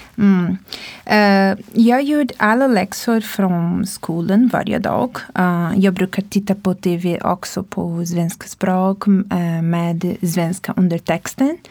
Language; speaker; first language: Swedish; non-native, learner; Portuguese